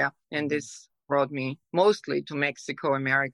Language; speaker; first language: English; non-native, fluent; German